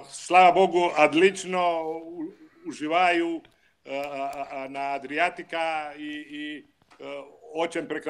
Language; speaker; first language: Russian; non-native, learner; Croatian